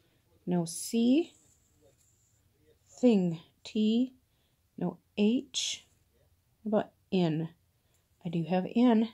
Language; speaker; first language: English; native; English